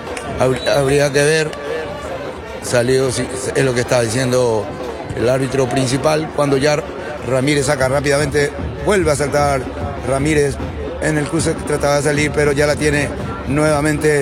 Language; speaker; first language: Spanish; native; Spanish